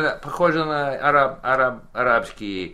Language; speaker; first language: Russian; non-native, learner; English